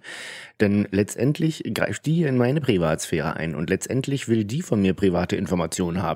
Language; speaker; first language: German; native; German